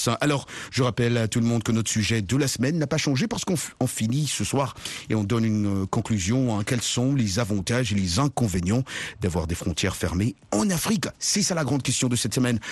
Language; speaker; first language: French; non-native, local second language; Luba-Lulua